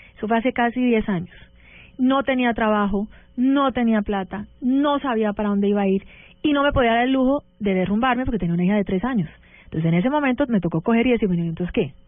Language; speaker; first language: Spanish; early bilingual, heritage; Spanish